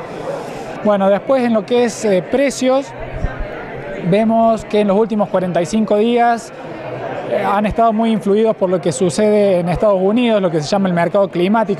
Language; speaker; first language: Spanish; native; Spanish